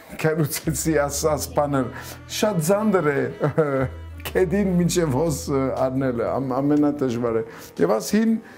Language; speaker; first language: Armenian; early bilingual, heritage; Armenian